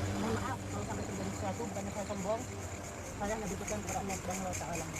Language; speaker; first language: Indonesian; non-native, local second language; Madurese